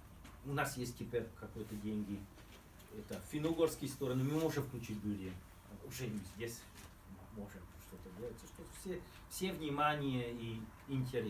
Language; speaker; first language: Russian; non-native, fluent; Hungarian